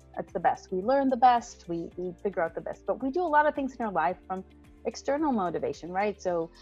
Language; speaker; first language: English; non-native, fluent; Hebrew